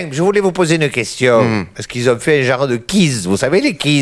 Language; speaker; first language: French; native; French